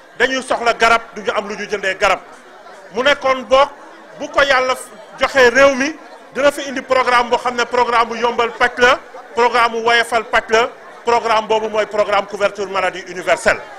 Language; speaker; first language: Wolof; native; Wolof